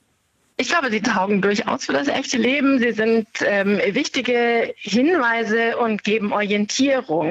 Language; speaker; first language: German; native; German